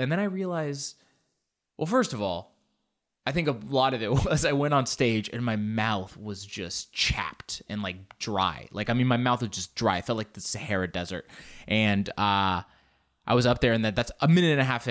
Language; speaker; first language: English; early bilingual, other home language; Spanish